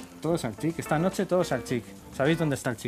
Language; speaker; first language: Spanish; native; Spanish